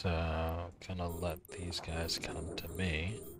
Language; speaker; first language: English; native; English